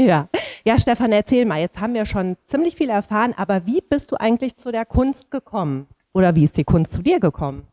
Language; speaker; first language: German; native; German